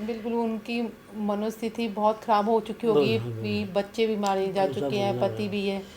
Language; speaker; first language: Hindi; native; Hindi